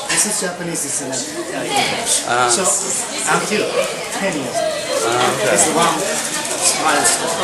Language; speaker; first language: English; non-native, learner; Japanese